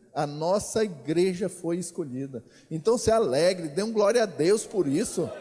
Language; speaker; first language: Portuguese; native; Portuguese